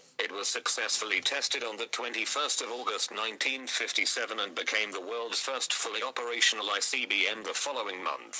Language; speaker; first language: English; native; English